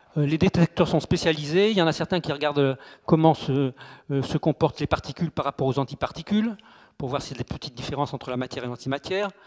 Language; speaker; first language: French; native; French